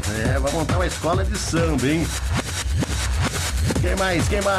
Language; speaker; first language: Portuguese; native; Portuguese